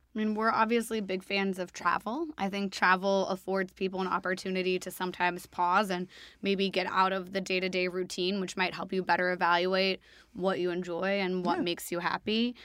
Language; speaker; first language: English; native; English